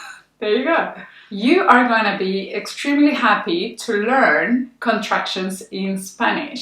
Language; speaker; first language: English; non-native, fluent; Spanish